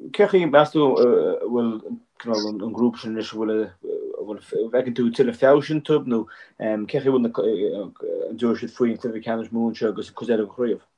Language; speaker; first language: Irish; native; Irish